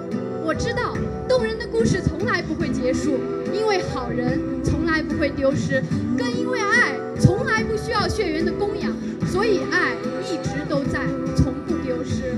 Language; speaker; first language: Chinese; native; Chinese